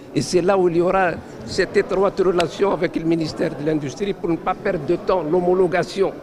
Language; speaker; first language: French; non-native, local second language; Arabic